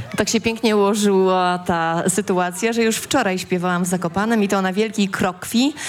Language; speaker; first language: Polish; non-native, local second language; Kashubian